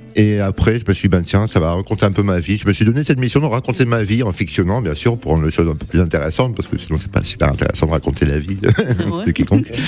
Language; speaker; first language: French; native; French